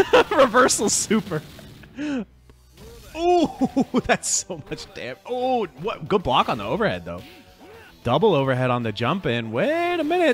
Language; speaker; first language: English; native; English